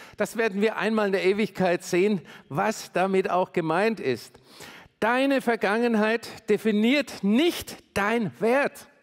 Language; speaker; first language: German; native; German